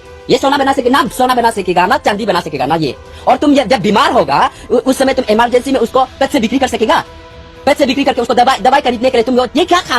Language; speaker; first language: Hindi; non-native, local second language; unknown